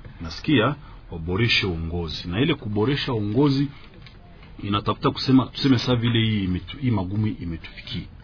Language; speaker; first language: Swahili; native; Swahili